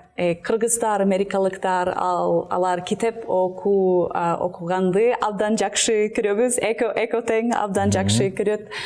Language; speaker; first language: Kyrgyz; non-native, learner; English